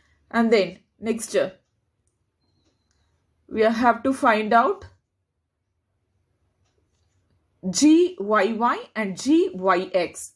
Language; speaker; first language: English; non-native, local second language; Tamil